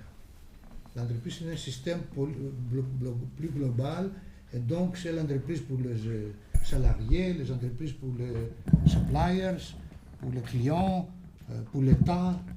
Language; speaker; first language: French; non-native, fluent; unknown